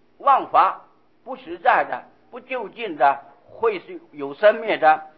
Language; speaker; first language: Chinese; non-native, local second language; Hakka Chinese